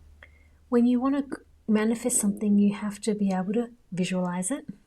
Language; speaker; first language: English; native; English